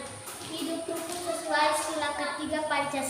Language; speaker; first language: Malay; non-native, local second language; Tetum